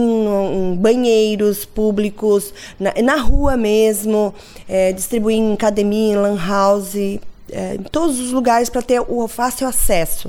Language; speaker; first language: Portuguese; native; Portuguese